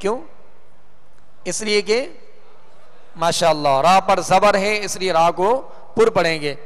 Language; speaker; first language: Urdu; native; Urdu